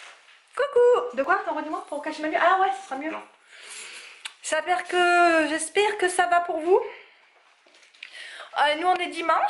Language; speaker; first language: French; native; French